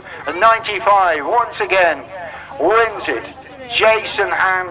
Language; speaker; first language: English; native; English